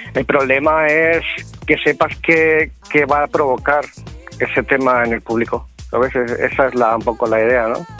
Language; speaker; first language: Spanish; native; Spanish